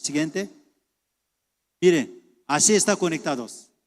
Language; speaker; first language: Spanish; non-native, fluent; Korean